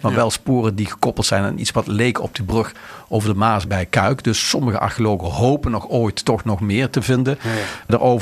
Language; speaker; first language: Dutch; native; Dutch